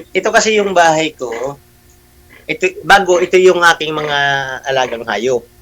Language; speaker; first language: Filipino; native; Filipino